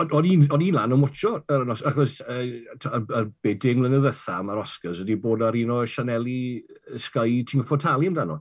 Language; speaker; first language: Welsh; native; Welsh